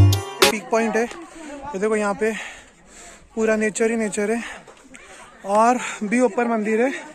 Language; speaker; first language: Hindi; native; Hindi